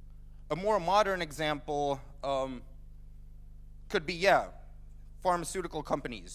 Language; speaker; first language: English; non-native, fluent; Finnish